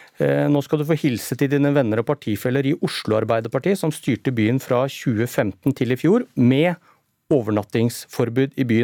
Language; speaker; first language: Norwegian; native; Norwegian